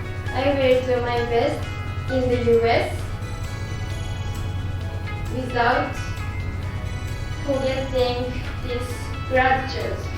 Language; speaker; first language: English; non-native, learner; Japanese